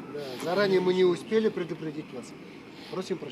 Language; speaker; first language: Russian; non-native, local second language; Chuvash